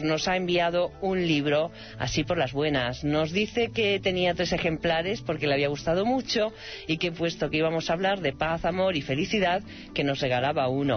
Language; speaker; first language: Spanish; native; Spanish